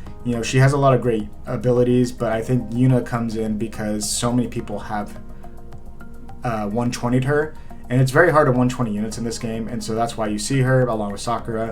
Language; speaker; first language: English; native; English